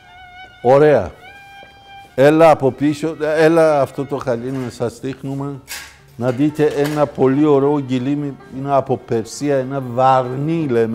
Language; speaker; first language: Greek; non-native, learner; Persian